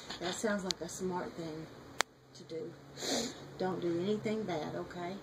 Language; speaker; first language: English; native; English